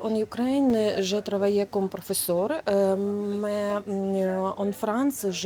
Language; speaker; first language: French; non-native, learner; Ukrainian